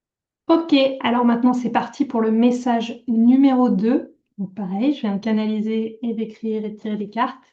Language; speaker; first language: French; native; French